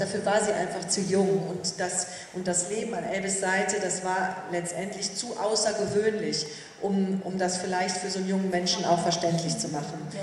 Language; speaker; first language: German; native; German